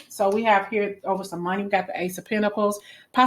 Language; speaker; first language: English; native; English